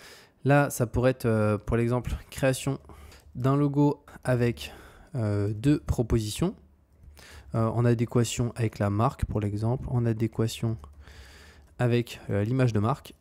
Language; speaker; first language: French; native; French